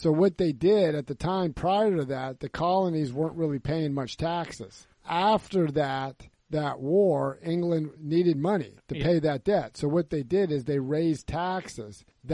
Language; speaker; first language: English; native; English